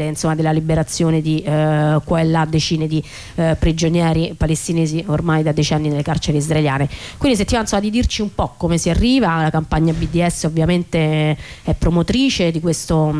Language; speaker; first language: Italian; native; Italian